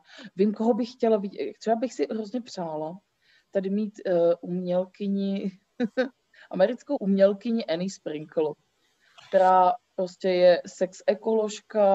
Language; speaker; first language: Czech; native; Czech